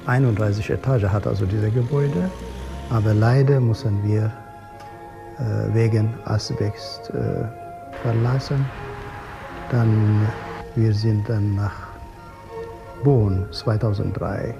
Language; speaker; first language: German; non-native, fluent; Amharic